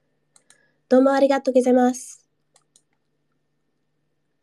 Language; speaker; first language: Japanese; non-native, learner; English